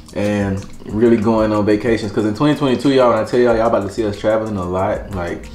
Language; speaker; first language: English; native; English